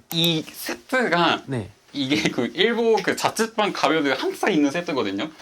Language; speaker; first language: Korean; non-native, fluent; Japanese